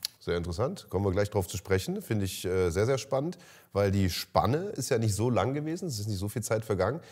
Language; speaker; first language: German; native; German